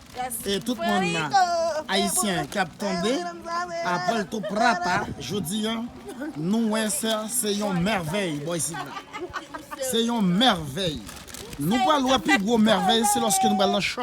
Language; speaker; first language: French; non-native, learner; Haitian Creole